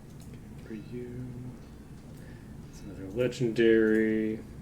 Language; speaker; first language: English; native; English